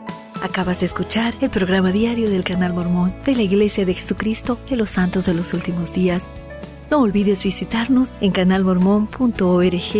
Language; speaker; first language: Spanish; native; Spanish